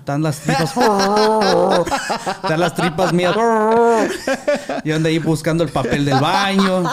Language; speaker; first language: Spanish; early bilingual, other home language; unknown